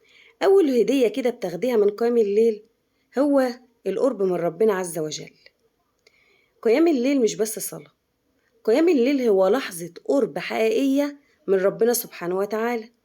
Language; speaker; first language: Arabic; native; Arabic